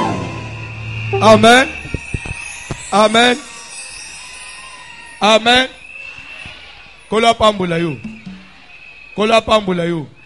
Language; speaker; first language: French; non-native, local second language; Lingala